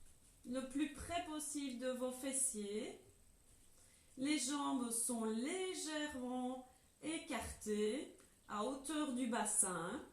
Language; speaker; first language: French; native; French